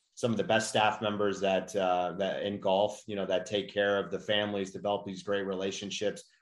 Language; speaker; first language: English; native; English